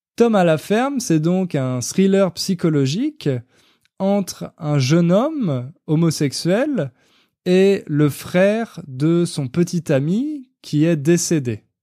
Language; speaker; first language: French; native; French